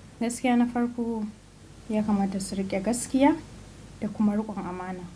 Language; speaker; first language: Hausa; native; Hausa